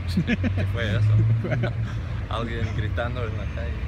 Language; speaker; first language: Spanish; non-native, fluent; English